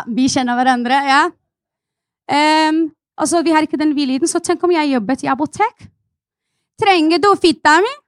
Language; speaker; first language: Norwegian; non-native, fluent; Arabic